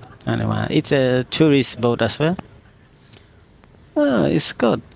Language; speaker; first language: English; non-native, learner; Khmer